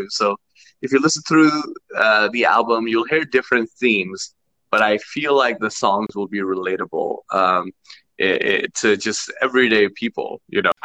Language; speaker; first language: English; non-native, local second language; Nepali